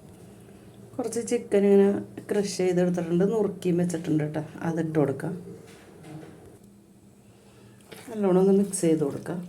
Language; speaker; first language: Malayalam; native; Malayalam